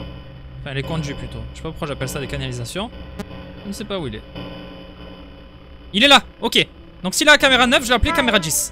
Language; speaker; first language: French; native; French